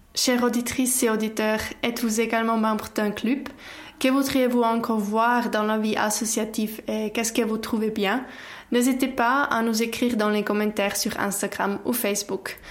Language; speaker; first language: French; non-native, local second language; German